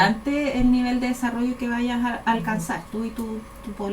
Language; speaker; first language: Spanish; native; Spanish